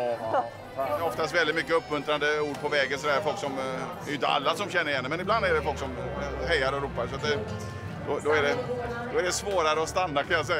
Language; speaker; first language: Swedish; native; Swedish